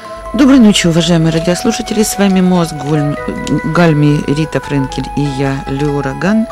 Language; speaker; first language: Russian; native; Russian